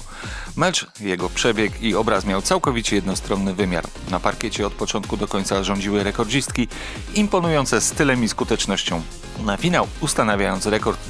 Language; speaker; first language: Polish; native; Polish